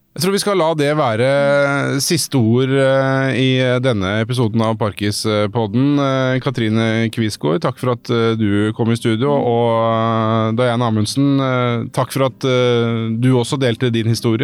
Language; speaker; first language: Norwegian; native; Norwegian